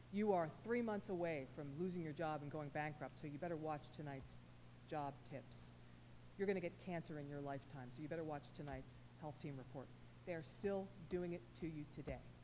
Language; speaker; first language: English; native; English